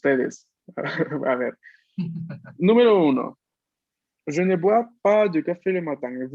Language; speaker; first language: French; non-native, fluent; Spanish